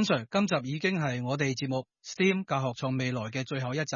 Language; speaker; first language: Cantonese; native; Cantonese